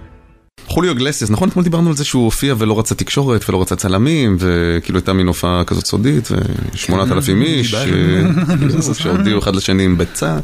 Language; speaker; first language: Hebrew; native; Hebrew